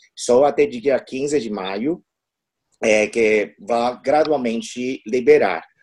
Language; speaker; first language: Portuguese; non-native, fluent; Chinese